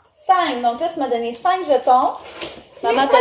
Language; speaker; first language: French; native; French